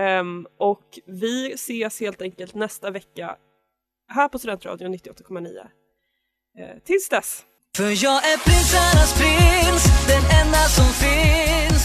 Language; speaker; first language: Swedish; native; Swedish